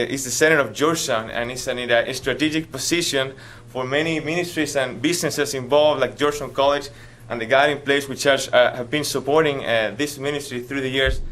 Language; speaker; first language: English; non-native, fluent; Spanish